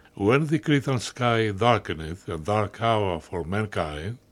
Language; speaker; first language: English; non-native, fluent; Greek